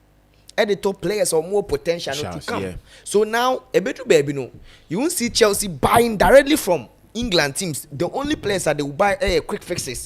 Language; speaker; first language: English; non-native, local second language; Akan